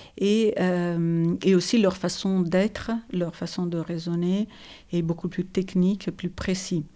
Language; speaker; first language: French; non-native, fluent; Italian